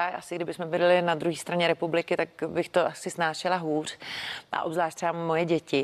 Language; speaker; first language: Czech; native; Czech